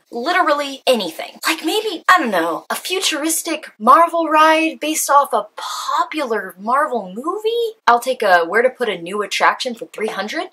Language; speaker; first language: English; native; English